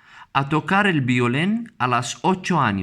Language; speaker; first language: Spanish; non-native, fluent; Arabic